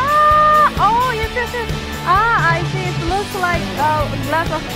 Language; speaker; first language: English; non-native, learner; Indonesian